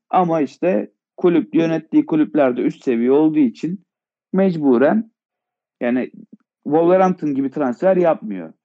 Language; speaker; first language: Turkish; native; Turkish